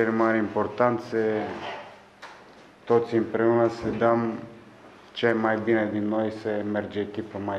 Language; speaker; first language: Romanian; non-native, learner; Bulgarian